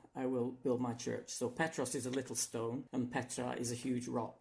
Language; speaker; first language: English; native; English